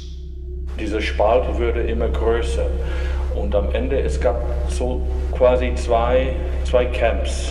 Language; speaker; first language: German; non-native, fluent; English